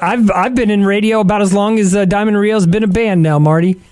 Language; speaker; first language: English; native; English